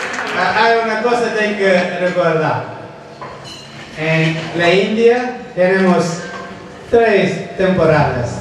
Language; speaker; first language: Spanish; non-native, learner; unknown